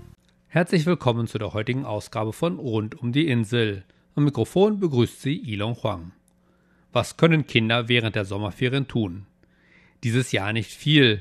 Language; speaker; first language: German; non-native, fluent; Chinese